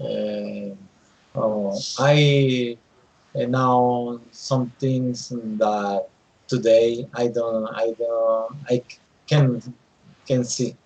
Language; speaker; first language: English; non-native, learner; Spanish